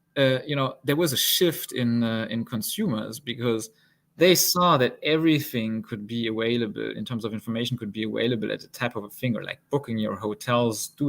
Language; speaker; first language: English; non-native, fluent; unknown